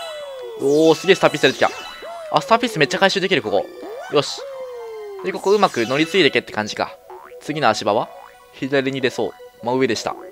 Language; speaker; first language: Japanese; native; Japanese